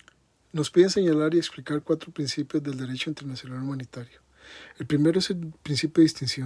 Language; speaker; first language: Spanish; native; Spanish